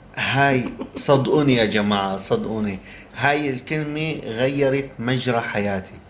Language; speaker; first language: Arabic; native; Arabic